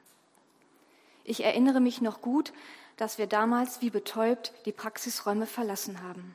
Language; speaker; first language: German; native; German